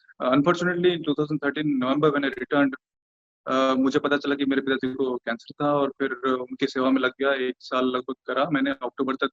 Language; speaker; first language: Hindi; non-native, local second language; Bhojpuri